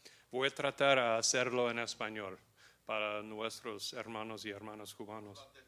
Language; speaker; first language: Spanish; non-native, learner; English